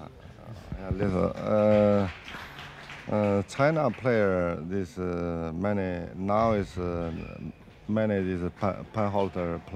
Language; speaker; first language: English; non-native, learner; Chinese